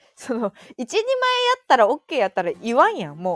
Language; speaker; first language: Japanese; native; Japanese